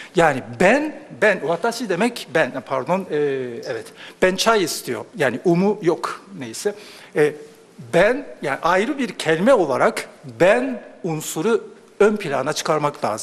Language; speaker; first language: Turkish; non-native, fluent; Japanese